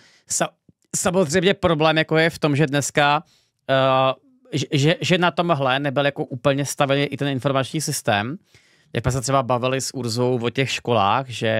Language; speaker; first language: Czech; native; Czech